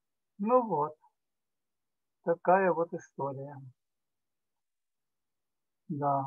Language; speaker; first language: Russian; native; Russian